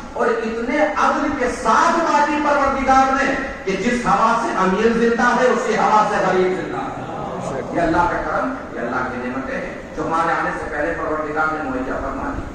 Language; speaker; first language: Urdu; native; Urdu